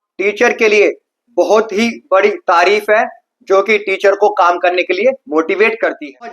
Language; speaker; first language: Hindi; native; Hindi